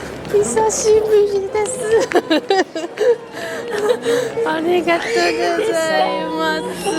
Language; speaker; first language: Japanese; non-native, learner; Korean